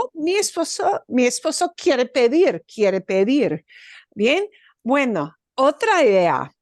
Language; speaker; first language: Spanish; non-native, fluent; English